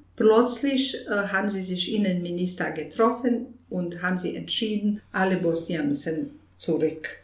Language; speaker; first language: German; non-native, fluent; Bosnian